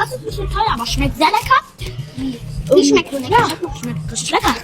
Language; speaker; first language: German; early bilingual, other home language; Persian